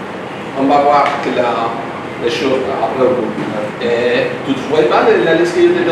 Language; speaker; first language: French; non-native, learner; Spanish